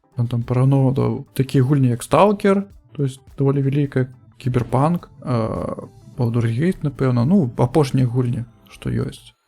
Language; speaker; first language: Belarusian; non-native, local second language; Russian